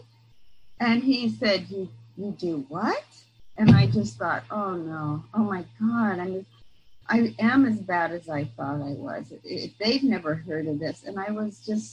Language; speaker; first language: English; native; English